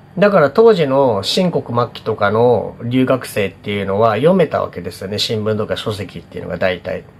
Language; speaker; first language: Japanese; native; Japanese